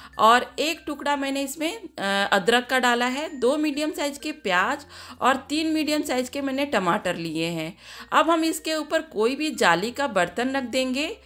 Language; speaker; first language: Hindi; native; Hindi